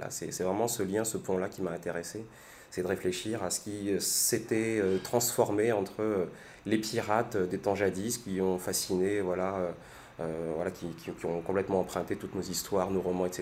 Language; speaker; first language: French; native; French